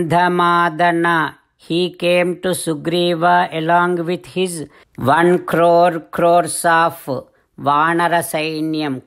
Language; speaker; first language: English; non-native, local second language; Telugu